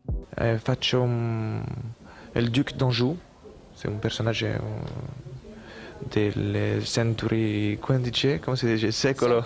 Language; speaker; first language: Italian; non-native, fluent; French